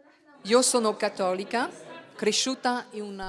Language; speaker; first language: Italian; non-native, learner; Arabic